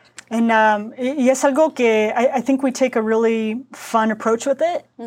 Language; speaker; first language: English; early bilingual, other home language; Spanish